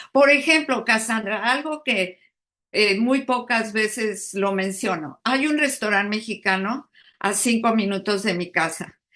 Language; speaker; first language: Spanish; native; Spanish